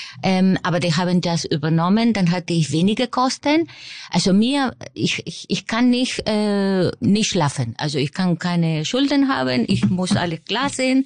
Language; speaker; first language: German; non-native, fluent; Spanish